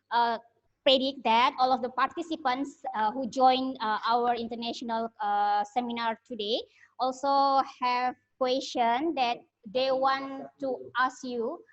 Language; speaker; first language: English; non-native, learner; Indonesian